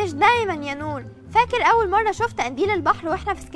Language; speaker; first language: Arabic; native; Arabic